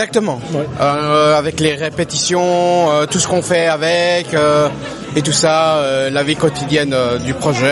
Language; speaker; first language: French; native; French